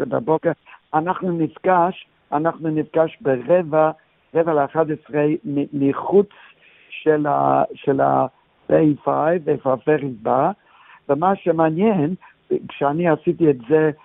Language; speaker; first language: Hebrew; non-native, fluent; English